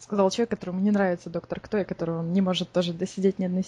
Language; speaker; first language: Russian; native; Russian